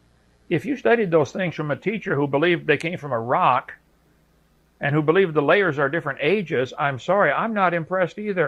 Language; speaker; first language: English; native; English